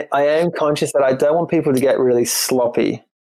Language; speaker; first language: English; native; English